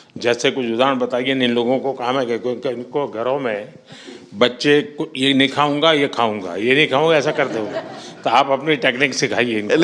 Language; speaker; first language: Hindi; non-native, local second language; Gujarati